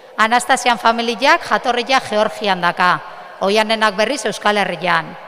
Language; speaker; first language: Basque; native; Basque